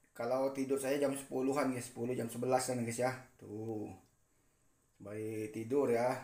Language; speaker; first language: Indonesian; non-native, local second language; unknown